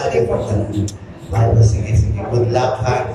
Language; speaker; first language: Filipino; native; Filipino